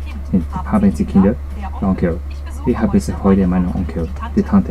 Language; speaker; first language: German; non-native, learner; Japanese